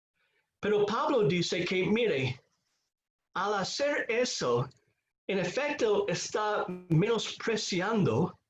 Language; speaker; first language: Spanish; non-native, fluent; English